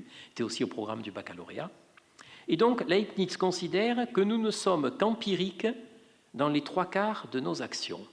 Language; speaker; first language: French; native; French